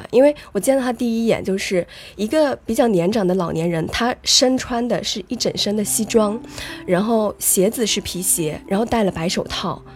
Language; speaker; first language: Chinese; native; Chinese